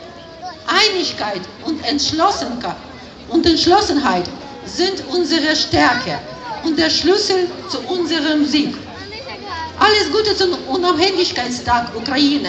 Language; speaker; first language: German; non-native, fluent; Ukrainian